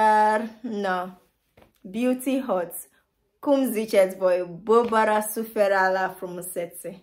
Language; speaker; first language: Romanian; non-native, fluent; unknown